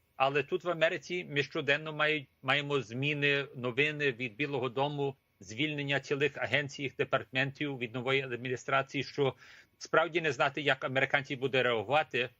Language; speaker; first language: Ukrainian; early bilingual, heritage; Ukrainian